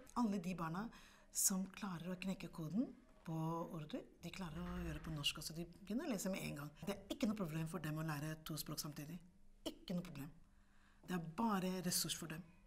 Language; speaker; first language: Norwegian; non-native, fluent; Urdu